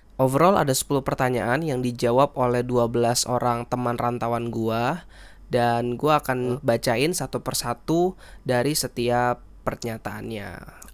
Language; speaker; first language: Indonesian; native; Indonesian